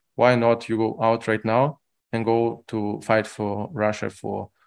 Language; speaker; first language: English; non-native, fluent; Russian